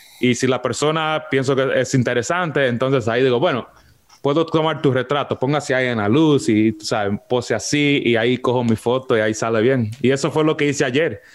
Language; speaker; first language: Spanish; early bilingual, heritage; Spanish